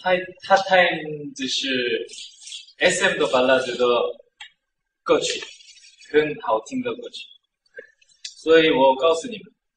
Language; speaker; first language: Chinese; non-native, learner; Korean